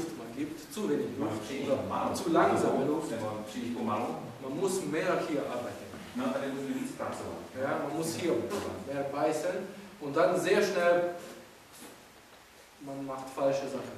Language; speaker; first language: German; non-native, learner; Czech